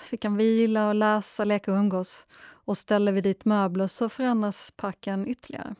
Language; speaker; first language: Swedish; native; Swedish